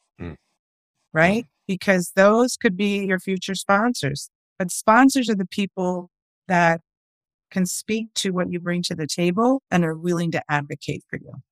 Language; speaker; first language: English; early bilingual, other home language; Spanish